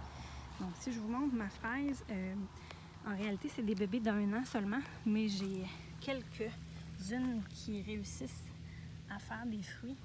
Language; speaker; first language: French; native; French